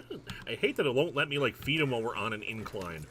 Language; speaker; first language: English; native; English